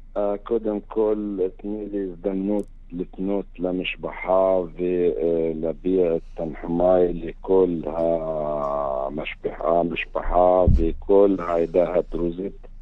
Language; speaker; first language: Hebrew; non-native, fluent; Arabic